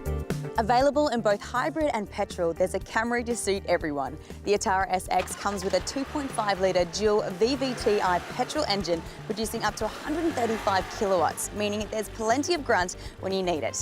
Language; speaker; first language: English; native; English